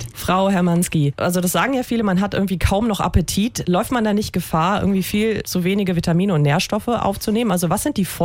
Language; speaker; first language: German; native; German